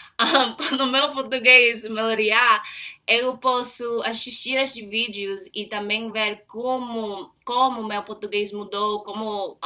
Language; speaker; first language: Portuguese; non-native, fluent; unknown